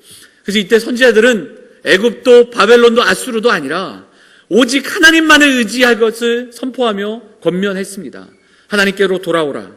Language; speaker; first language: Korean; native; Korean